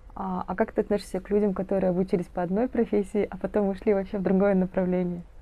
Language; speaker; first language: Russian; non-native, local second language; Kazakh